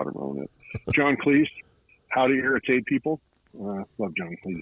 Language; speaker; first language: English; native; English